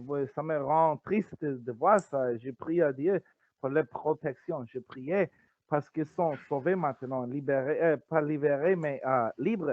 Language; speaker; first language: French; non-native, learner; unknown